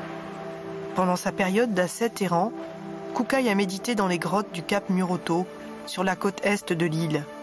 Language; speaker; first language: French; native; French